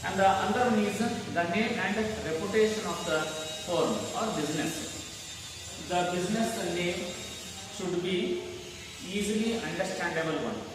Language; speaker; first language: English; non-native, local second language; Kannada